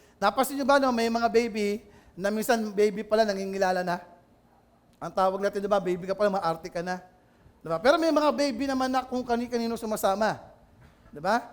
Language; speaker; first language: Filipino; native; Filipino